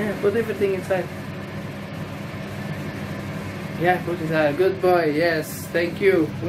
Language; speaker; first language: English; non-native, fluent; Portuguese